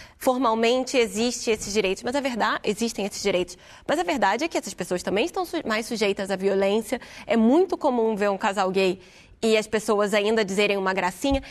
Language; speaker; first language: Portuguese; native; Portuguese